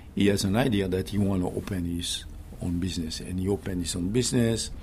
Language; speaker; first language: English; non-native, learner; French